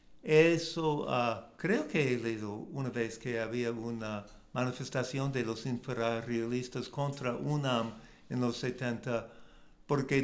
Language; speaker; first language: Spanish; non-native, learner; English